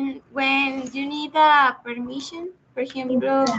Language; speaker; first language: English; non-native, learner; Spanish